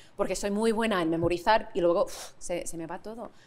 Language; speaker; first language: Spanish; non-native, fluent; English